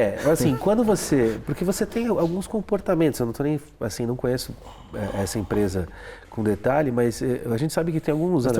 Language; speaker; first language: Portuguese; native; Portuguese